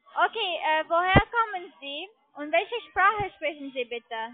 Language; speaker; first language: German; non-native, learner; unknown